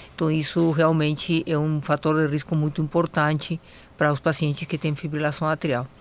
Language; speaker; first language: Portuguese; non-native, fluent; Spanish